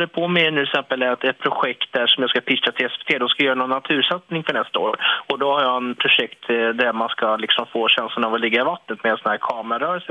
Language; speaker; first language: Swedish; native; Swedish